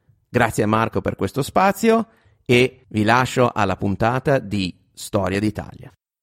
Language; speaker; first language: Italian; native; Italian